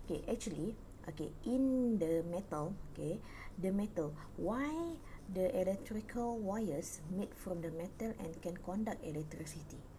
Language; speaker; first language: English; non-native, local second language; Malay